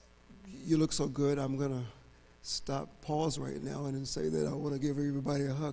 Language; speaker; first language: English; native; English